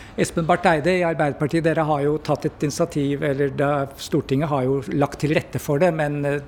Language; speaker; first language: Norwegian; native; Norwegian